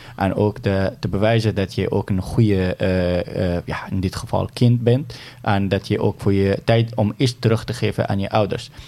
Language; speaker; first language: Dutch; non-native, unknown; Arabic